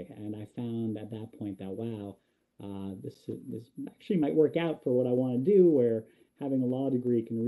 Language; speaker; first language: English; native; English